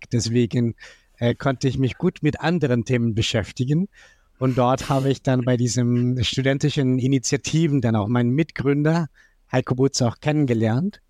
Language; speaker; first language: German; non-native, fluent; Spanish